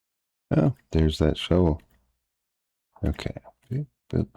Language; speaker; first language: English; native; English